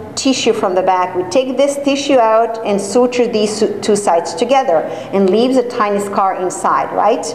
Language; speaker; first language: English; non-native, fluent; Serbian